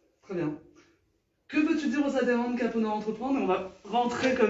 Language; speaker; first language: French; native; French